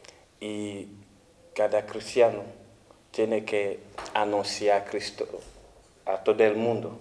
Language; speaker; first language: Spanish; non-native, fluent; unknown